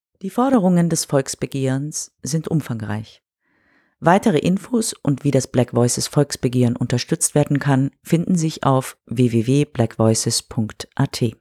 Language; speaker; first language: German; native; German